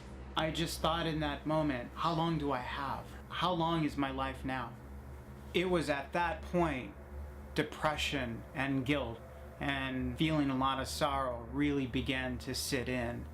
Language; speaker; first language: English; native; English